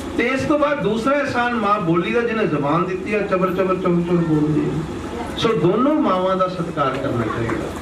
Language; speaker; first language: Punjabi; native; Punjabi